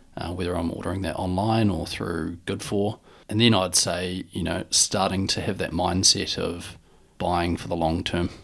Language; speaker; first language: English; native; English